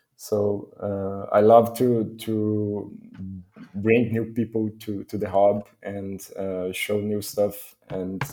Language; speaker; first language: English; non-native, fluent; Portuguese